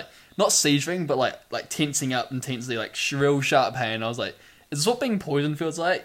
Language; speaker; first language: English; native; English